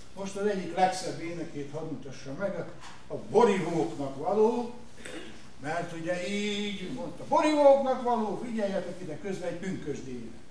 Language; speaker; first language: Hungarian; native; Hungarian